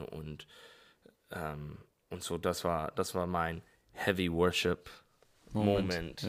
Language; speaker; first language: German; non-native, learner; English